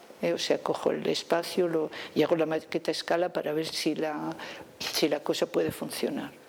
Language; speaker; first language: Spanish; native; Spanish